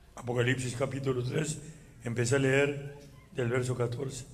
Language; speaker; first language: Spanish; native; Spanish